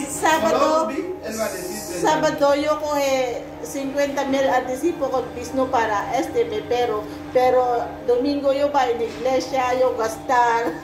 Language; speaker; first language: Spanish; non-native, learner; Filipino